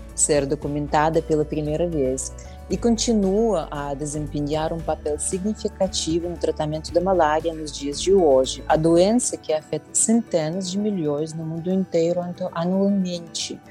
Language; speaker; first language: Portuguese; non-native, fluent; Russian